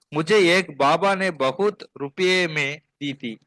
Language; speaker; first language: Hindi; non-native, local second language; Tamil